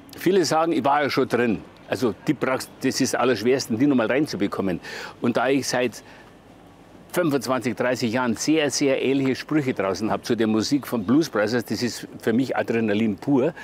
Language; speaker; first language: German; native; German